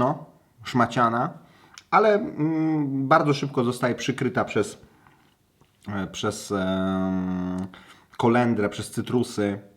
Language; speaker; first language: Polish; native; Polish